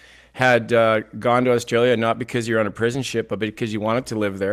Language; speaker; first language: English; native; English